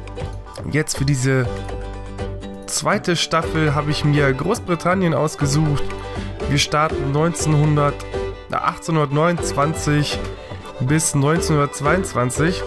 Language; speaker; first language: German; native; German